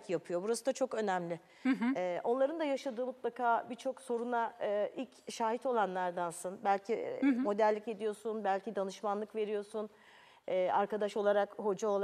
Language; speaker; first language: Turkish; native; Turkish